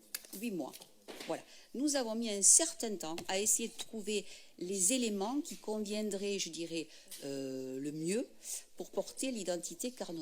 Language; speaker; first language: French; native; French